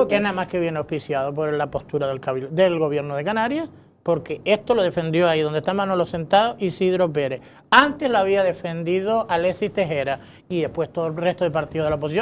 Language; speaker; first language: Spanish; native; Spanish